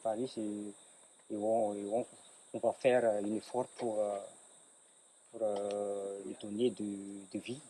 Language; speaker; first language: French; non-native, local second language; Malagasy